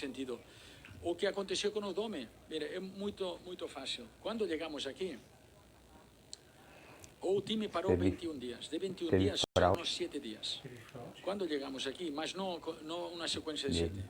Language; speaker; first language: Portuguese; non-native, learner; Spanish